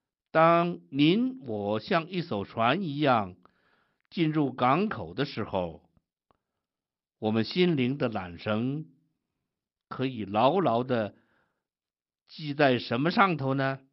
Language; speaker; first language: Chinese; native; Chinese